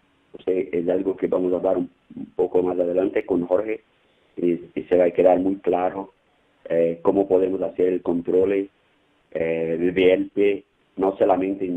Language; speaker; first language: Spanish; non-native, fluent; Portuguese